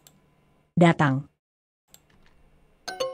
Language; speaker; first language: Indonesian; non-native, learner; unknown